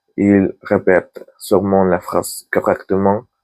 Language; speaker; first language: French; non-native, learner; Spanish